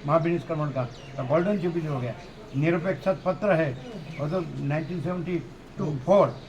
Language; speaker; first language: Hindi; non-native, local second language; Gujarati